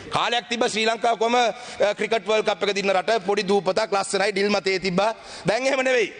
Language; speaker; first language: Sinhala; non-native, local second language; Tamil